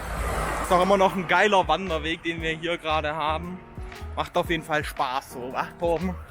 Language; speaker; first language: German; native; German